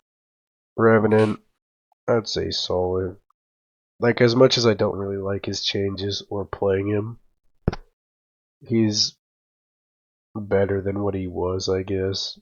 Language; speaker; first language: English; native; English